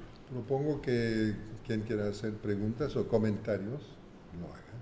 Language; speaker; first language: Spanish; non-native, fluent; French